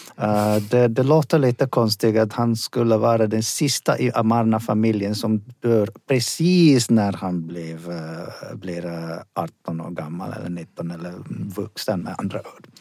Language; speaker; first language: Swedish; non-native, fluent; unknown